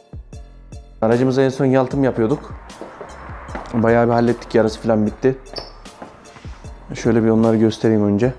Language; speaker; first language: Turkish; native; Turkish